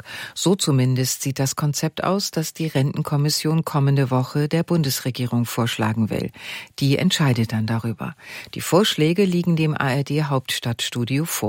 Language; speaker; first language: German; native; German